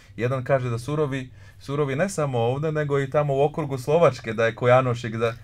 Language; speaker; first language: Croatian; non-native, local second language; Slovak